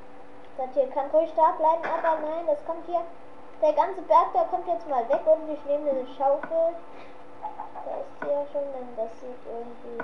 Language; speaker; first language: German; native; German